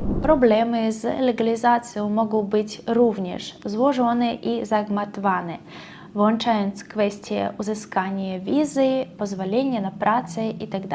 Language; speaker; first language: Polish; non-native, fluent; Russian